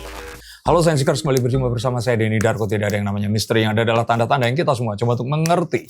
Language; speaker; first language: Indonesian; native; Indonesian